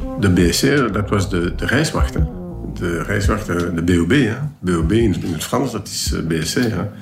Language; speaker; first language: Dutch; non-native, local second language; French